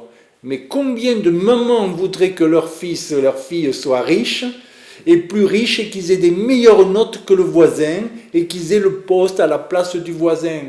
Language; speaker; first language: French; native; French